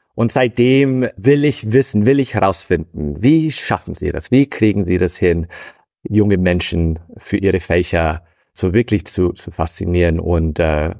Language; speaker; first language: German; non-native, fluent; English